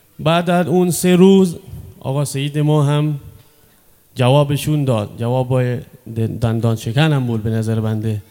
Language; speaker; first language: Persian; non-native, fluent; Thai